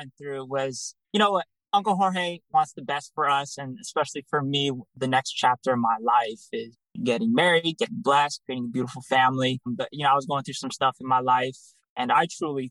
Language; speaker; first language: English; native; English